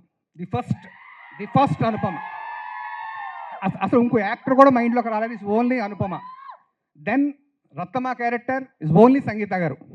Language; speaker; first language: Telugu; native; Telugu